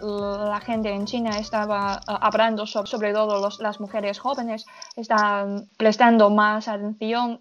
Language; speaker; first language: Spanish; non-native, learner; Chinese